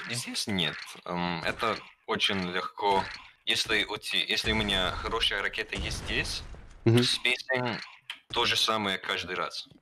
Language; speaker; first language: Russian; non-native, learner; German